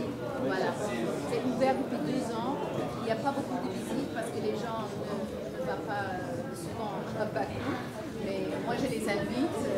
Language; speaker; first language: French; non-native, fluent; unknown